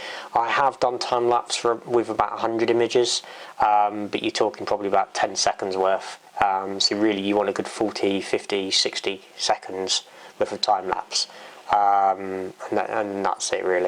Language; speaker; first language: English; native; English